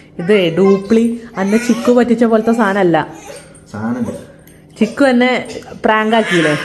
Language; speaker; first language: Malayalam; native; Malayalam